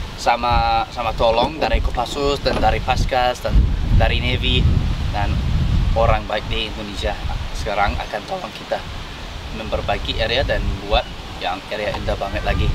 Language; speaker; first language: Indonesian; non-native, fluent; English